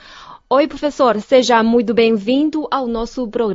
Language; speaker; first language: Portuguese; non-native, fluent; Chinese